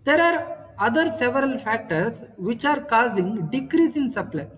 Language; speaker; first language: English; non-native, local second language; Kannada